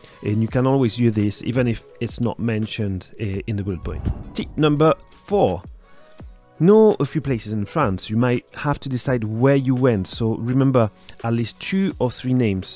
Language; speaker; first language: English; native; English